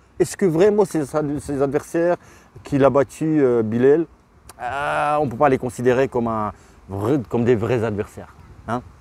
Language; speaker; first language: French; non-native, fluent; Russian